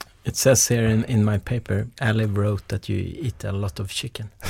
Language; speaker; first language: English; non-native, fluent; Swedish